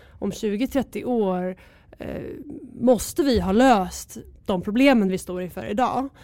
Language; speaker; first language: Swedish; native; Swedish